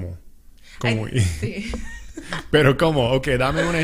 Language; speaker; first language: Spanish; non-native, local second language; English